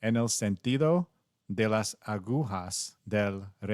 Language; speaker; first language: Spanish; non-native, learner; English